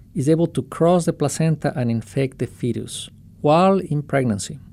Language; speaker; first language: English; non-native, fluent; Spanish